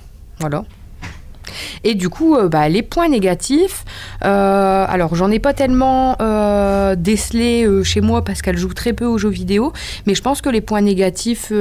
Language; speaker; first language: French; native; French